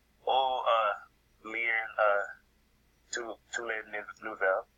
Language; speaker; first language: French; non-native, learner; English